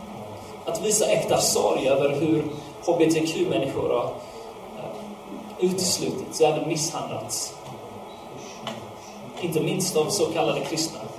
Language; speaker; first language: Swedish; non-native, fluent; English